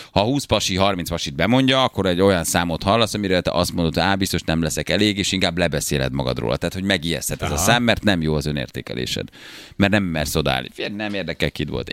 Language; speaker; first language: Hungarian; native; Hungarian